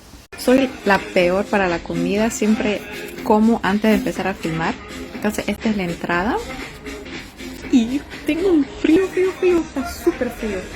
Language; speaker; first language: Spanish; early bilingual, heritage; Spanish